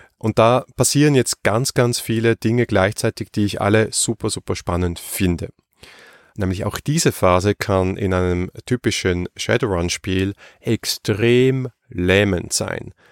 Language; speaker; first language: German; native; German